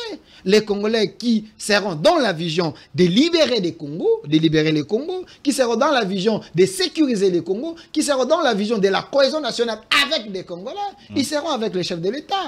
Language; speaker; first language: French; non-native, local second language; Lingala